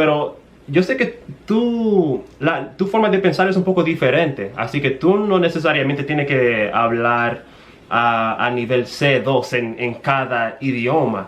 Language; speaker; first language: Spanish; non-native, fluent; English